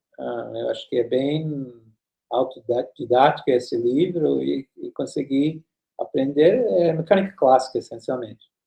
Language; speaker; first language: Portuguese; non-native, fluent; English